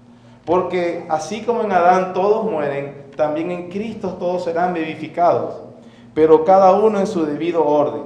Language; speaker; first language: Spanish; native; Spanish